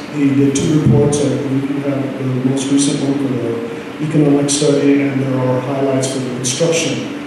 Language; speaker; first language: English; native; English